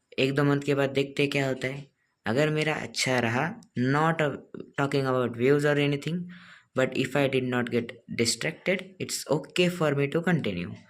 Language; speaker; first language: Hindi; non-native, local second language; Marathi